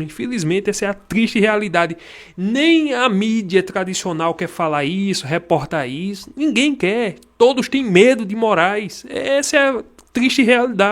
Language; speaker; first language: Portuguese; native; Portuguese